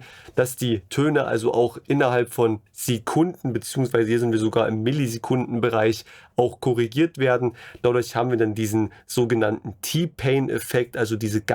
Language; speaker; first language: German; native; German